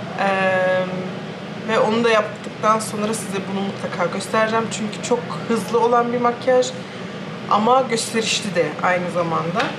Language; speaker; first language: Turkish; early bilingual, heritage; Turkish